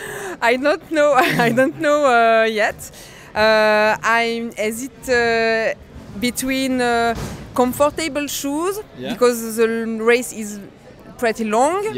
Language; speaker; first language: English; non-native, learner; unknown